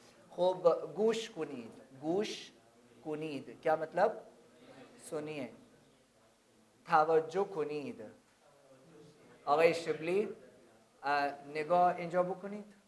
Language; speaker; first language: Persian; non-native, fluent; Urdu